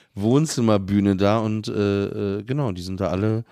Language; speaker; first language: German; native; German